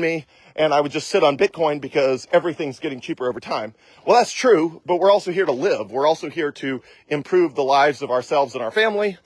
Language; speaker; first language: English; native; English